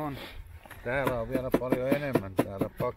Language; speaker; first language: Finnish; native; Finnish